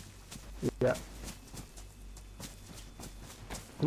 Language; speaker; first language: English; non-native, learner; Romanian